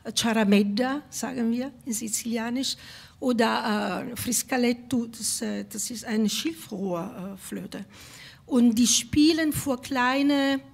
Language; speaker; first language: German; non-native, fluent; Italian